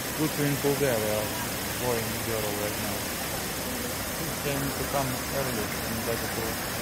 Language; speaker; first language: English; non-native, learner; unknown